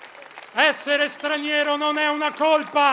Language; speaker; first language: Italian; native; Italian